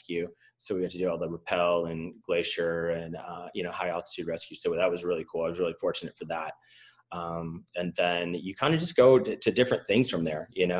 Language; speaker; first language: English; native; English